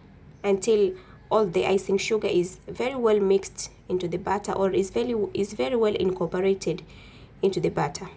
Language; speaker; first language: English; non-native, local second language; Swahili